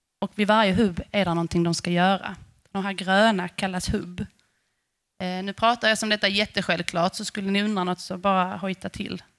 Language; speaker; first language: Swedish; native; Swedish